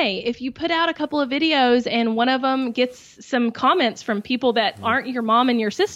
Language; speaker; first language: English; native; English